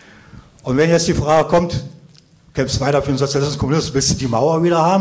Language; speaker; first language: German; native; German